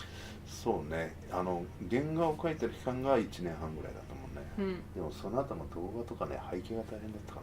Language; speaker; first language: Japanese; native; Japanese